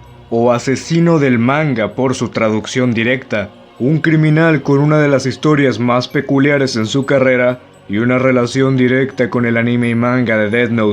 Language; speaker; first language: Spanish; native; Spanish